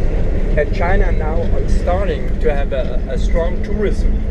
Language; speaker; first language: English; non-native, fluent; German